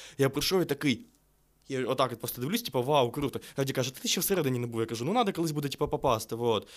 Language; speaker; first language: Ukrainian; non-native, local second language; Russian